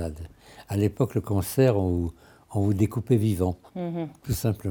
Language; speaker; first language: French; early bilingual, other home language; Russian